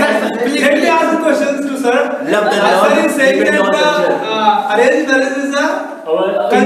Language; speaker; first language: English; non-native, fluent; Hindi